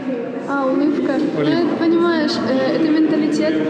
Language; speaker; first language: Russian; native; Russian